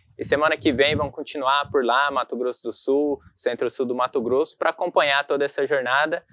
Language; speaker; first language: Portuguese; native; Portuguese